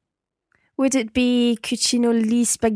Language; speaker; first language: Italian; non-native, learner; English